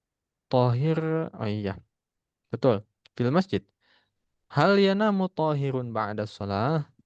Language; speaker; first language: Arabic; non-native, fluent; Indonesian